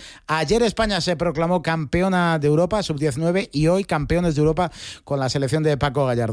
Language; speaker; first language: Spanish; native; Spanish